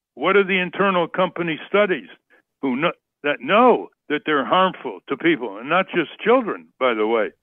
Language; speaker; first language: English; native; English